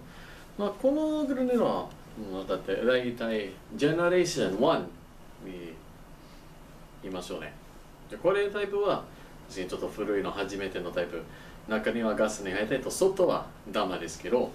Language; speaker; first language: Japanese; non-native, learner; English